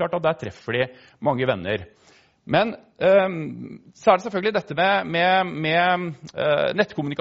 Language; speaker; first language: Norwegian; native; Norwegian